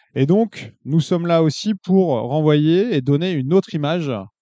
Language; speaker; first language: French; native; French